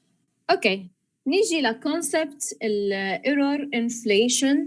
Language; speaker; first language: Arabic; native; Arabic